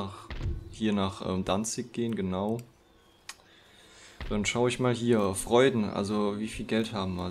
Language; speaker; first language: German; native; German